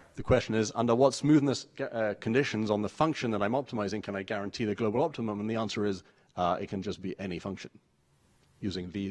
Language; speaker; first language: English; native; English